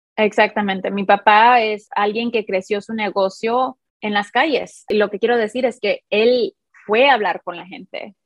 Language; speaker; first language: Spanish; early bilingual, heritage; Spanish